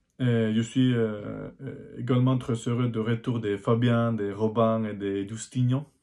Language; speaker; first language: French; non-native, fluent; Spanish